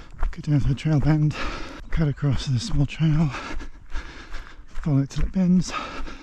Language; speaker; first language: English; native; English